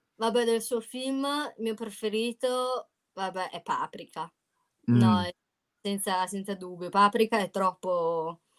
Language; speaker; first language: Italian; non-native, fluent; Chinese